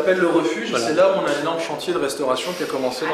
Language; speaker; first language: French; native; French